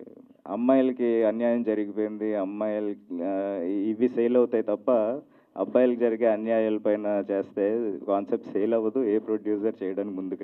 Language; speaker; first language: Telugu; native; Telugu